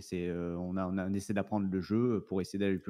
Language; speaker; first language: French; native; French